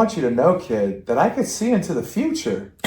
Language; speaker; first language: English; native; English